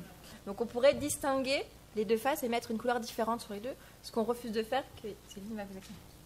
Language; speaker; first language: French; native; French